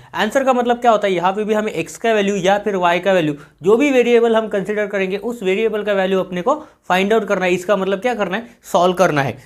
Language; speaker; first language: Hindi; non-native, local second language; Marathi